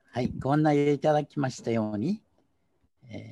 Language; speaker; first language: Japanese; native; Japanese